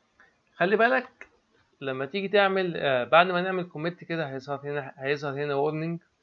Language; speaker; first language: Arabic; native; Arabic